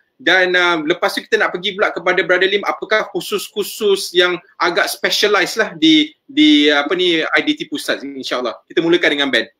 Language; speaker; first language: Malay; native; Malay